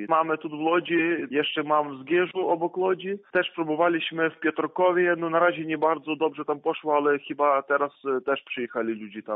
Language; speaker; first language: Polish; non-native, fluent; Ukrainian